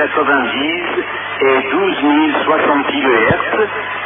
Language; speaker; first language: French; non-native, fluent; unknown